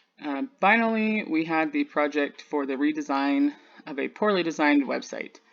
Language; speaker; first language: English; native; English